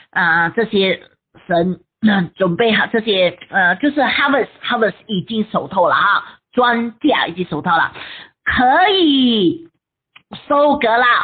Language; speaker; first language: Chinese; native; Chinese